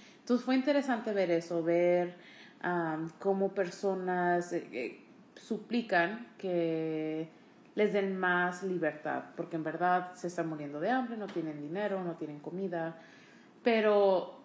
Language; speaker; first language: Spanish; early bilingual, heritage; Spanish